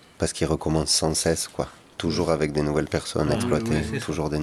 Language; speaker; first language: French; native; French